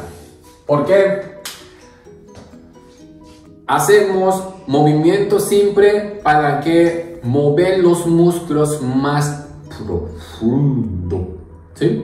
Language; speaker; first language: Spanish; non-native, learner; Japanese